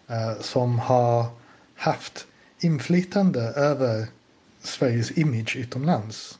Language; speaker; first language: Swedish; non-native, fluent; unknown